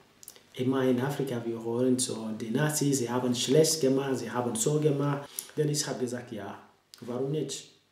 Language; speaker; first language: German; non-native, learner; French